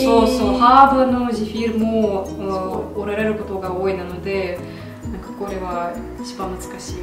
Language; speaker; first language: Japanese; non-native, learner; Russian